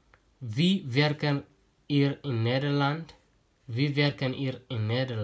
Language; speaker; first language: Dutch; non-native, fluent; Tigrinya